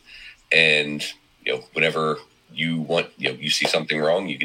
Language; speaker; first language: English; native; English